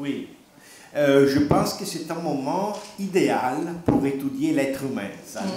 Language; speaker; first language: French; non-native, learner; Italian